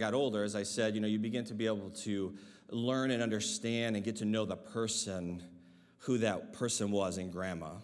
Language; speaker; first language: English; native; English